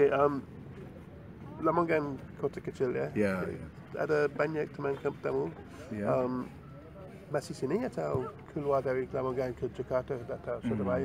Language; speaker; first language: Indonesian; non-native, learner; English